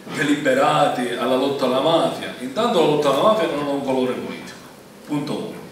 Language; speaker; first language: Italian; native; Italian